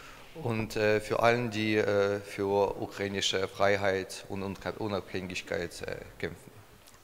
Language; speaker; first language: German; non-native, learner; Ukrainian